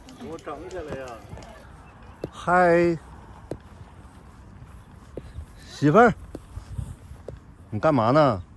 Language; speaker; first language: Chinese; native; Chinese